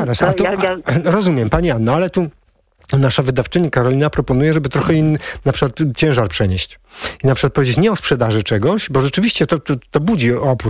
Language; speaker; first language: Polish; native; Polish